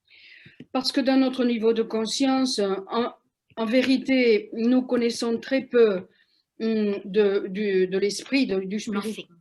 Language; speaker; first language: French; non-native, fluent; Spanish